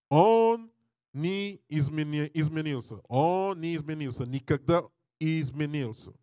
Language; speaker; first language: Russian; non-native, learner; English